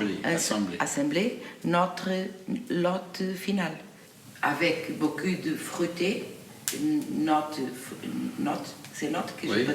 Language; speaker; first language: French; non-native, local second language; Portuguese